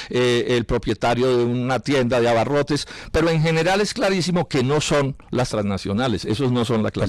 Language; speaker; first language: Spanish; native; Spanish